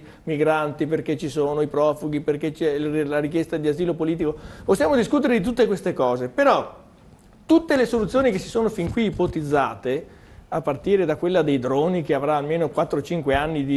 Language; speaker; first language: Italian; native; Italian